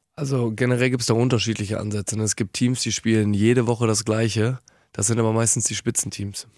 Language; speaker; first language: German; native; German